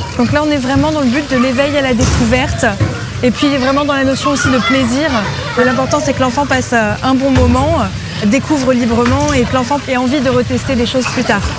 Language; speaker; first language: French; native; French